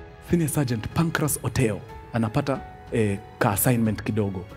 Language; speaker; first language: English; non-native, local second language; Swahili